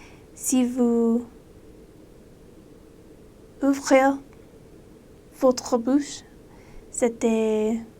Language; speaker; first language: French; non-native, learner; English